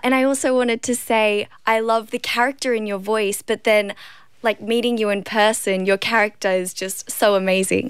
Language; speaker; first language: English; early bilingual, other home language; Korean